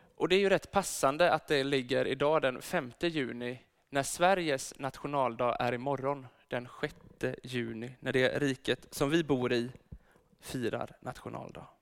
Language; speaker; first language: Swedish; native; Swedish